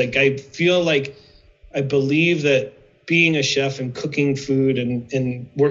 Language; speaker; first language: English; native; English